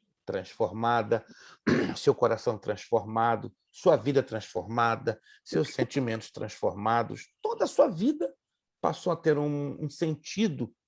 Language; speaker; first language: Portuguese; native; Portuguese